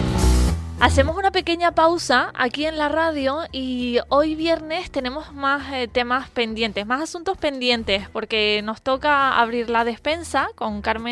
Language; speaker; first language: Spanish; native; Spanish